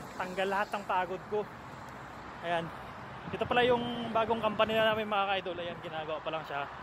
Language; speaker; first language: Filipino; native; Filipino